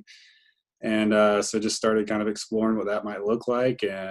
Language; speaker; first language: English; native; English